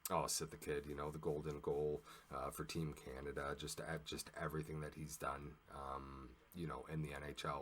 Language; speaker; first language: English; native; English